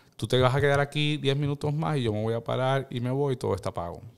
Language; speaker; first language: Spanish; native; Spanish